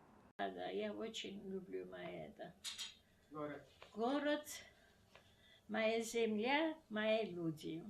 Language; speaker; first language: Russian; non-native, local second language; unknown